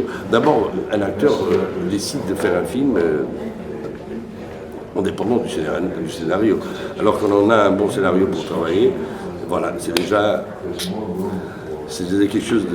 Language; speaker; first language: French; non-native, fluent; Portuguese